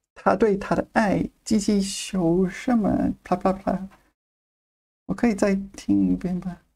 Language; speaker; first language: Chinese; non-native, fluent; English